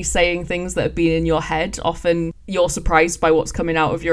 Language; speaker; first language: English; native; English